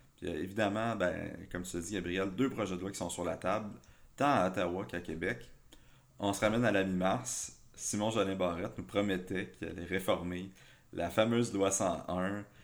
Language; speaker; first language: French; native; French